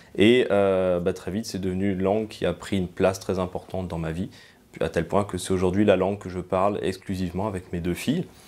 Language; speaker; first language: French; native; French